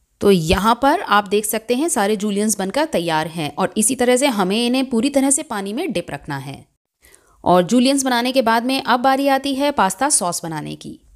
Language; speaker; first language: Hindi; native; Hindi